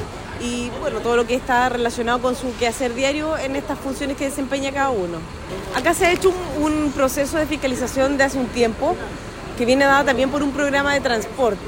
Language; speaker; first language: Spanish; native; Spanish